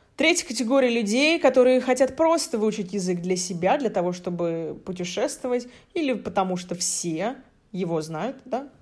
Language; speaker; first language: Russian; native; Russian